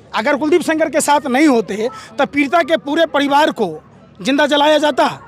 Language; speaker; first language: Hindi; native; Hindi